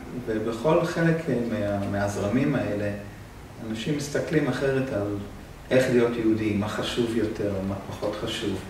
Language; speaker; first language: Hebrew; non-native, fluent; English